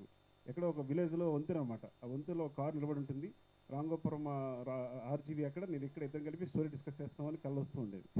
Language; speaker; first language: Telugu; native; Telugu